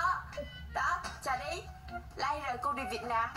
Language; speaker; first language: Indonesian; non-native, learner; Vietnamese